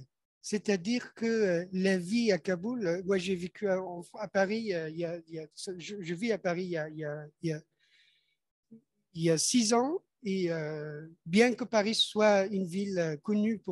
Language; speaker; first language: French; non-native, fluent; Persian